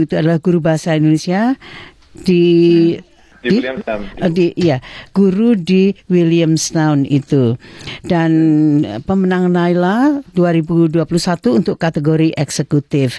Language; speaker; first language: Indonesian; native; Indonesian